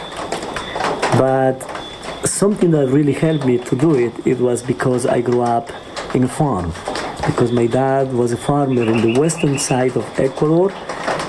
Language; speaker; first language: English; non-native, fluent; Spanish